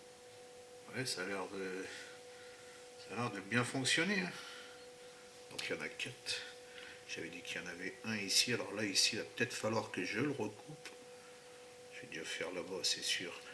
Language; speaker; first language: French; native; French